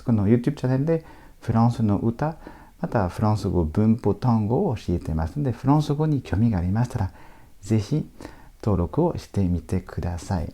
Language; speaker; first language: Japanese; non-native, fluent; French